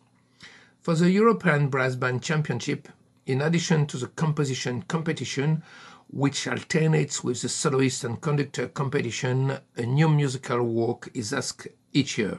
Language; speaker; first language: English; non-native, fluent; French